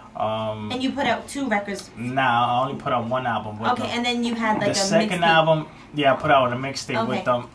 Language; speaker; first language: English; native; English